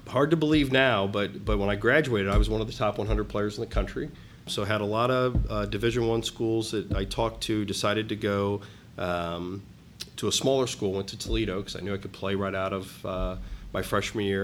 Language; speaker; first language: English; native; English